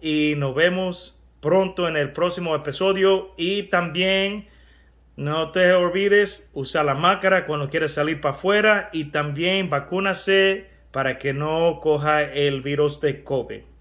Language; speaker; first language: Spanish; early bilingual, heritage; Spanish